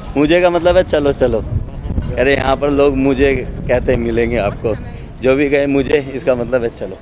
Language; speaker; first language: Hindi; native; Hindi